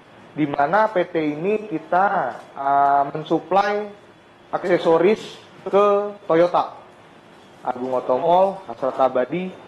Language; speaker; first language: Malay; native; Malay